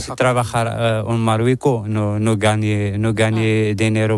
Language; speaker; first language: Spanish; non-native, learner; Arabic